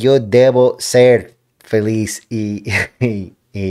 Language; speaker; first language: Spanish; non-native, learner; English